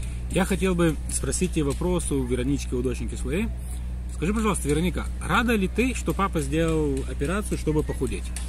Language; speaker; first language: Russian; native; Russian